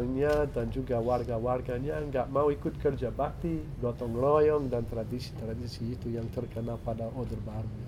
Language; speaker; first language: Indonesian; non-native, fluent; English